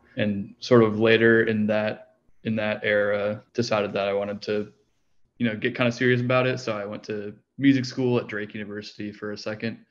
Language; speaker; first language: English; native; English